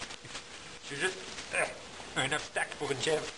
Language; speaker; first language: French; native; French